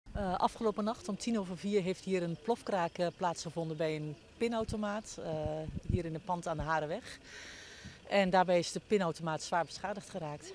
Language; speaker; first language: Dutch; native; Dutch